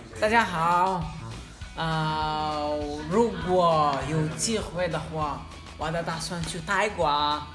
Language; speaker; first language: Chinese; non-native, learner; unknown